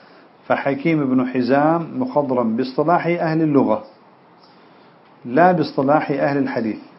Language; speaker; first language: Arabic; non-native, fluent; Central Kurdish